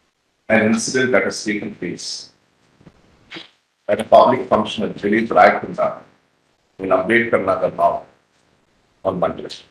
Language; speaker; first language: English; non-native, local second language; Hindi